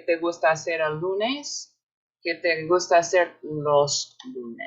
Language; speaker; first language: Spanish; non-native, fluent; English